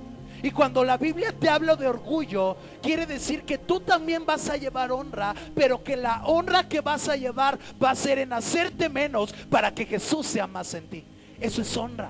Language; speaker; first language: Spanish; native; Spanish